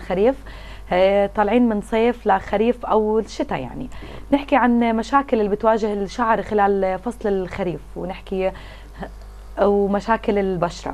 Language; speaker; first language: Arabic; native; Arabic